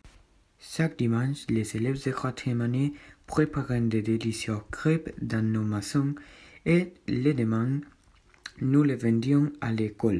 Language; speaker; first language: French; non-native, learner; Spanish